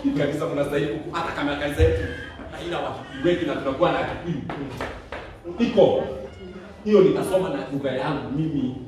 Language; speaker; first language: Swahili; non-native, local second language; Kikuyu